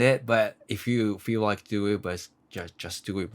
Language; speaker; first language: English; non-native, learner; Japanese